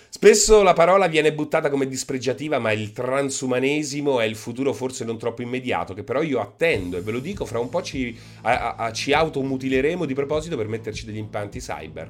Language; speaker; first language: Italian; native; Italian